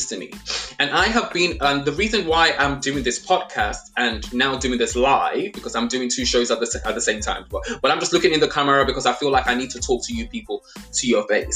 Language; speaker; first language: English; non-native, local second language; Yoruba